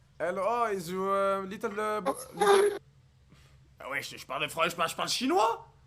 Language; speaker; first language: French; native; French